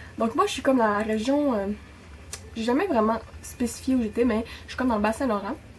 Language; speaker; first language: French; native; French